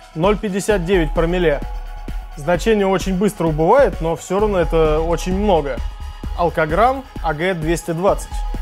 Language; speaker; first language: Russian; native; Russian